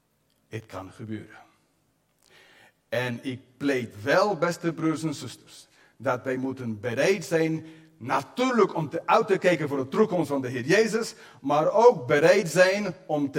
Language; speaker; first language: Dutch; non-native, fluent; English